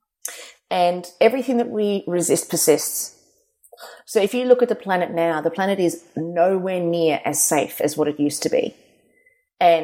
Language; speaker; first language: English; native; English